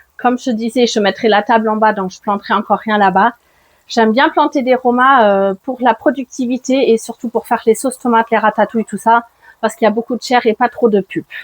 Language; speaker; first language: French; non-native, fluent; German